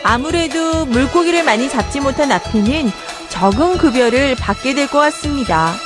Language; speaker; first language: Korean; native; Korean